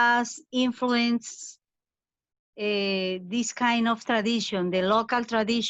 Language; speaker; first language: English; non-native, fluent; Spanish